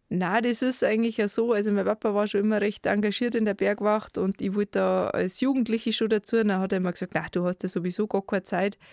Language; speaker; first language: German; native; German